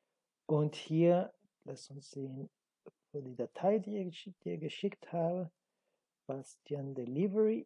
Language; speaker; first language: German; non-native, learner; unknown